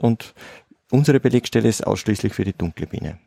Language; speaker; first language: German; native; German